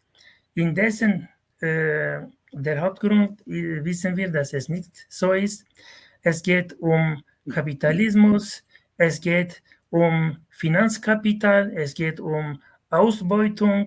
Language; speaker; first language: German; non-native, fluent; Kurdish